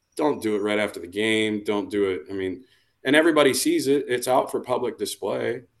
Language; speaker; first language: English; native; English